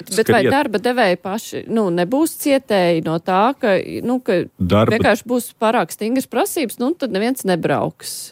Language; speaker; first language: Latvian; native; Latvian